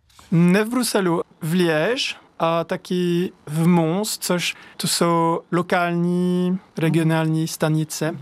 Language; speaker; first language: Czech; non-native, learner; French